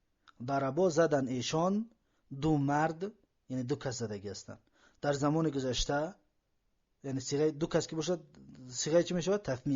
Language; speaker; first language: Persian; native; Persian